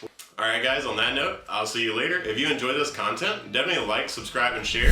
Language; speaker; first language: English; native; English